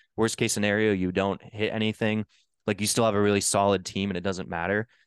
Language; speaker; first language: English; native; English